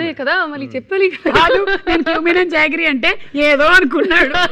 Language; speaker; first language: Telugu; native; Telugu